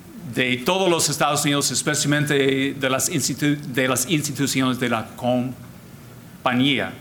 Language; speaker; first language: Spanish; non-native, fluent; English